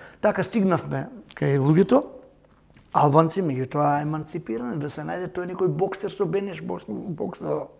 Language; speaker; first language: Macedonian; native; Macedonian